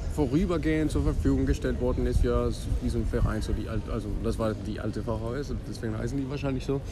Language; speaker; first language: German; non-native, fluent; Spanish